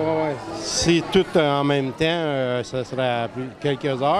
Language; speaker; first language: French; native; French